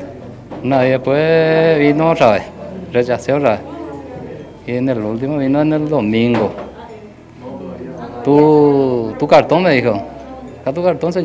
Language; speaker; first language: Spanish; non-native, local second language; Guarani